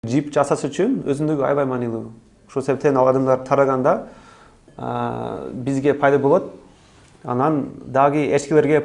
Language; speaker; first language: Kyrgyz; non-native, learner; English